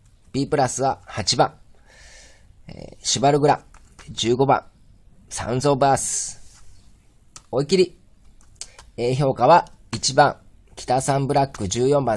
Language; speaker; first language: Japanese; native; Japanese